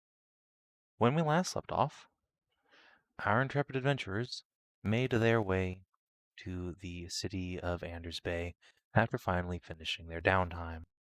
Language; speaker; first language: English; native; English